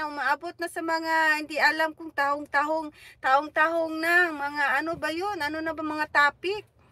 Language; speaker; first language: Filipino; non-native, local second language; Hiligaynon